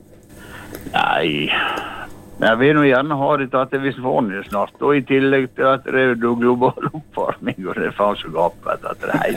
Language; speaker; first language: Norwegian; native; Norwegian